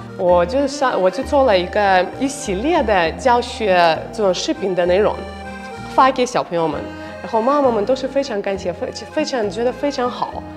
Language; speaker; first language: Chinese; non-native, fluent; Russian